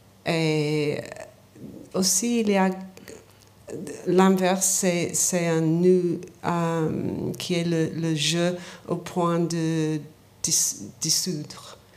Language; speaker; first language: French; non-native, learner; English